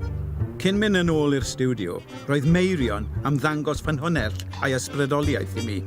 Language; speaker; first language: Welsh; native; Welsh